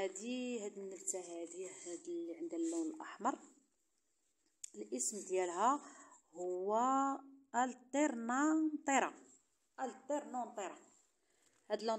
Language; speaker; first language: Arabic; native; Arabic